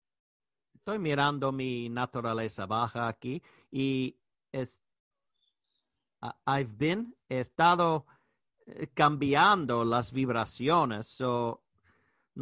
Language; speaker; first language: Spanish; non-native, learner; English